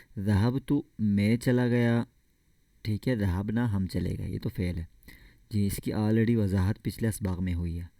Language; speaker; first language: Urdu; native; Urdu